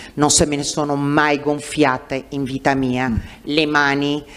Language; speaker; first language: Italian; non-native, fluent; English